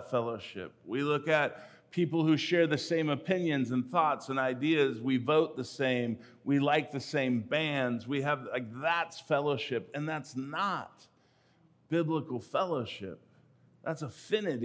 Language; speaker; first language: English; native; English